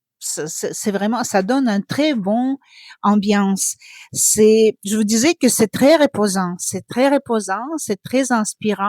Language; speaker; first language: French; non-native, fluent; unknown